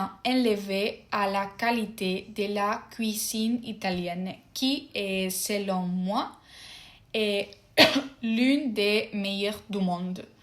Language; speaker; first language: French; non-native, fluent; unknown